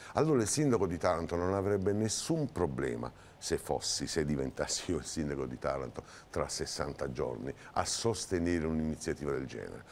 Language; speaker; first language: Italian; native; Italian